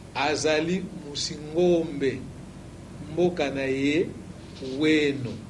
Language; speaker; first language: Lingala; non-native, local second language; Kongo